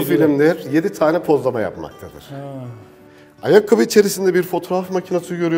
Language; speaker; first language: Turkish; native; Turkish